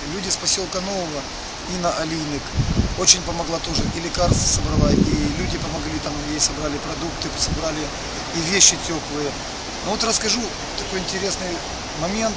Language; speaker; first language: Russian; native; Russian